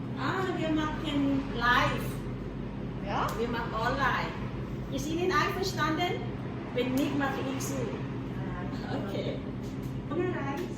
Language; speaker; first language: German; non-native, learner; Thai